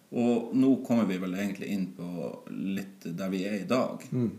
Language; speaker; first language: Norwegian; native; Norwegian